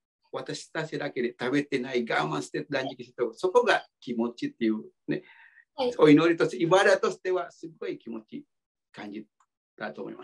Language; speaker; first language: Japanese; non-native, fluent; Indonesian